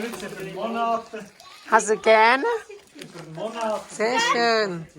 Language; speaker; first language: German; non-native, learner; Thai